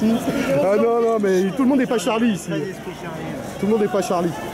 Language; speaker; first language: French; native; French